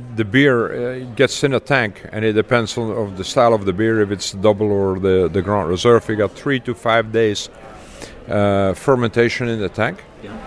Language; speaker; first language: English; non-native, fluent; Dutch